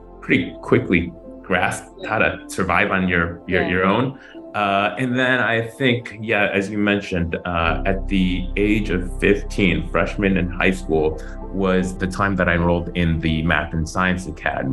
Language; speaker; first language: English; native; English